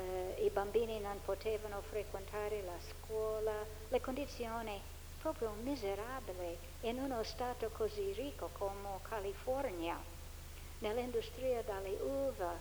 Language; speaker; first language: Italian; non-native, fluent; English